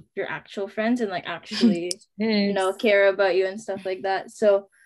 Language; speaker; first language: English; non-native, local second language; Filipino